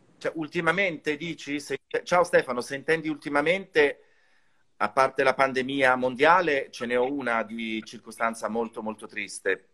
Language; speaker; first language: Italian; native; Italian